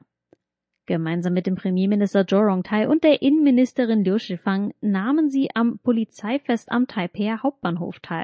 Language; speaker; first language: German; native; German